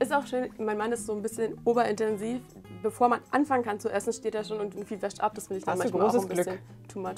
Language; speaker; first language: German; native; German